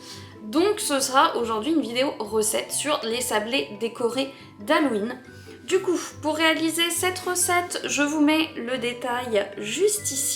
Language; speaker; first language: French; native; French